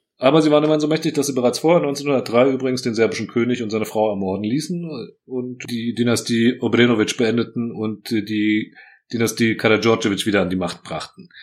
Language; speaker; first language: German; early bilingual, other home language; Croatian